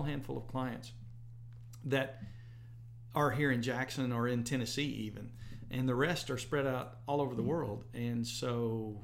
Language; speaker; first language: English; native; English